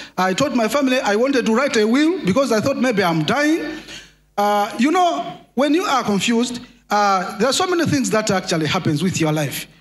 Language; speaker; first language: English; non-native, local second language; Nyanja